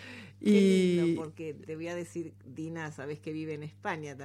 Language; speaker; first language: Spanish; native; Spanish